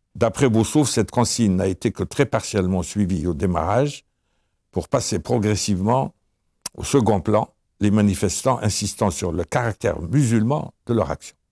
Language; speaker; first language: French; non-native, local second language; Arabic